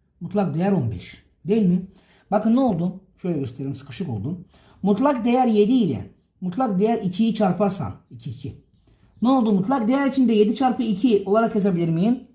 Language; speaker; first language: Turkish; native; Turkish